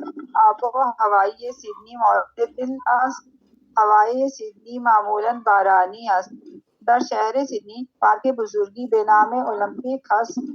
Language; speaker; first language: Persian; non-native, learner; Urdu